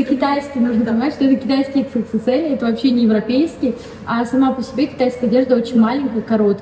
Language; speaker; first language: Russian; native; Russian